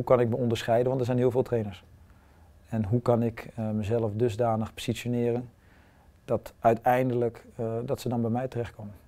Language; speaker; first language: Dutch; native; Dutch